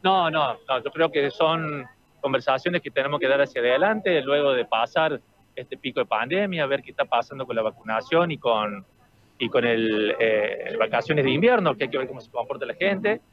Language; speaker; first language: Spanish; native; Spanish